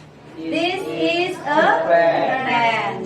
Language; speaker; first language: English; non-native, fluent; Indonesian